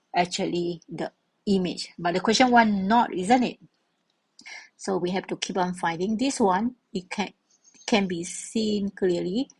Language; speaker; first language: English; non-native, local second language; Malay